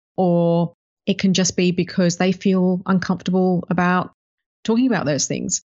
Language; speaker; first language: English; native; English